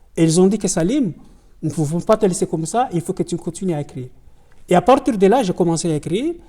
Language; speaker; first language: French; non-native, local second language; Ngazidja Comorian